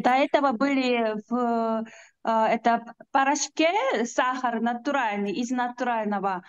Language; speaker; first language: Russian; non-native, learner; Korean